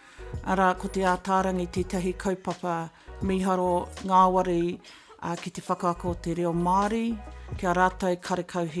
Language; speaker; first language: Māori; non-native, local second language; English